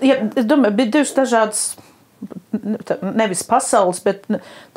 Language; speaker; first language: Latvian; early bilingual, heritage; Latvian